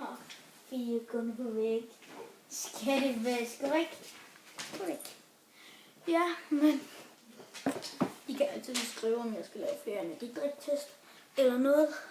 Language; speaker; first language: Danish; native; Danish